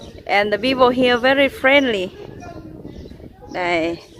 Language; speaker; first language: English; non-native, learner; Vietnamese